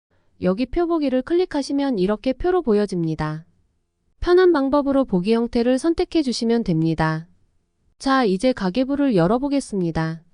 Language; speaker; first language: Korean; native; Korean